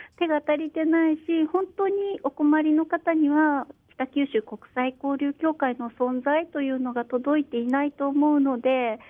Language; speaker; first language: Japanese; native; Japanese